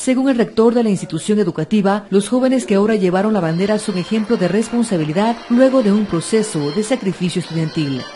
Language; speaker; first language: Spanish; native; Spanish